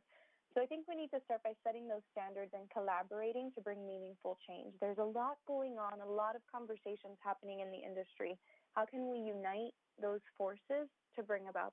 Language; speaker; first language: English; native; English